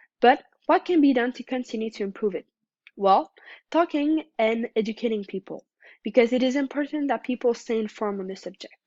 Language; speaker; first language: English; non-native, local second language; French